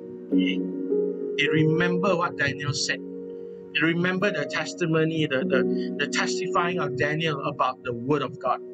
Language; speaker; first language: English; native; English